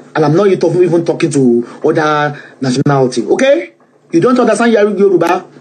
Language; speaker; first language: English; non-native, local second language; Yoruba